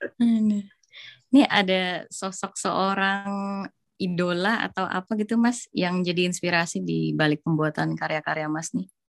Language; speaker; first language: Indonesian; native; Indonesian